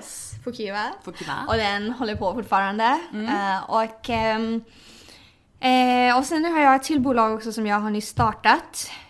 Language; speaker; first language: Swedish; early bilingual, other home language; Thai